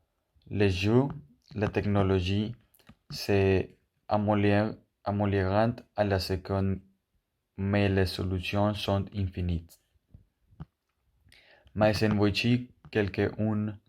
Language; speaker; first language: French; non-native, learner; Spanish